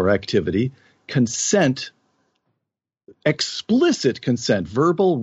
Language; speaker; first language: English; native; English